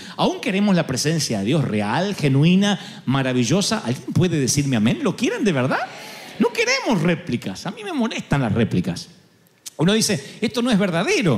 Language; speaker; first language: Spanish; native; Spanish